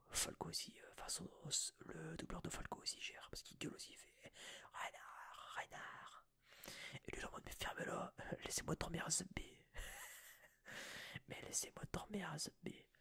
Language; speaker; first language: French; native; French